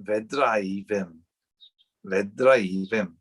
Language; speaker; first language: Welsh; non-native, learner; English